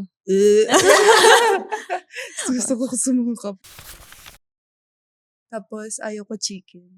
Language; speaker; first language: Filipino; non-native, learner; Japanese